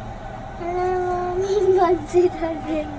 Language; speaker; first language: Japanese; early bilingual, other home language; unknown